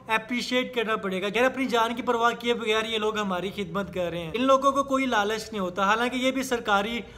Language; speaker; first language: Urdu; native; Urdu